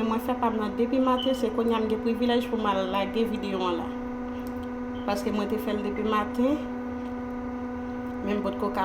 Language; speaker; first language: French; non-native, learner; Haitian Creole